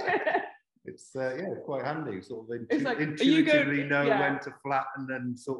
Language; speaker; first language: English; native; English